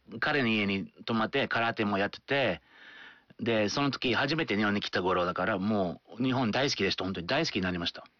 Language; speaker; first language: Japanese; non-native, fluent; English